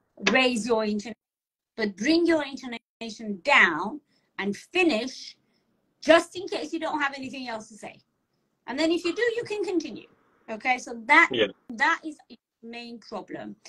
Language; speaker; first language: English; non-native, fluent; Persian